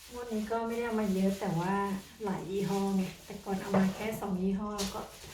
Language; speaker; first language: Thai; native; Thai